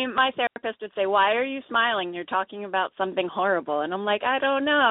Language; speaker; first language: English; native; English